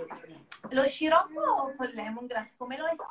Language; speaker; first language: Italian; native; Italian